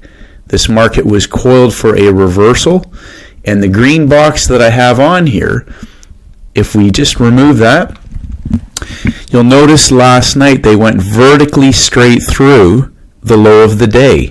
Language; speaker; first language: English; native; English